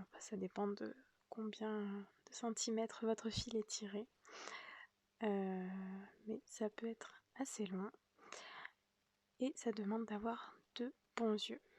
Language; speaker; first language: French; native; French